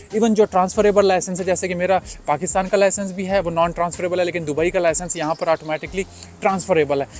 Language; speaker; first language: Urdu; non-native, local second language; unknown